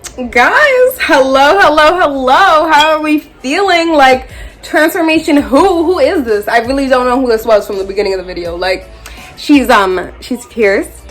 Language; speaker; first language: English; native; English